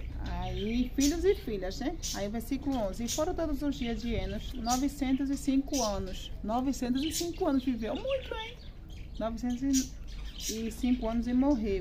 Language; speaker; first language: Portuguese; native; Portuguese